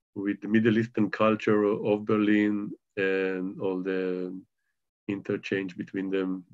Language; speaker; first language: English; non-native, fluent; Hebrew